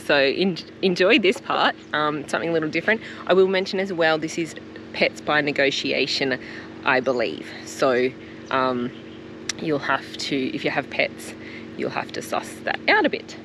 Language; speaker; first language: English; native; English